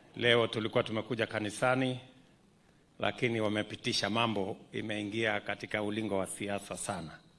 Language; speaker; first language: Swahili; non-native, local second language; Kalenjin